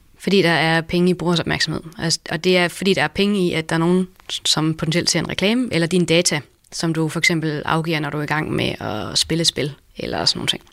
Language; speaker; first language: Danish; native; Danish